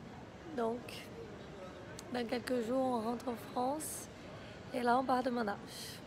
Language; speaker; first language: French; non-native, fluent; Portuguese